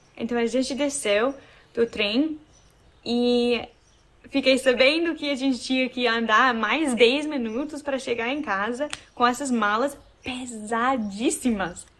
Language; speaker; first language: Portuguese; non-native, fluent; English